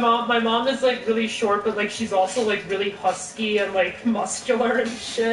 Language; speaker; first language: English; native; English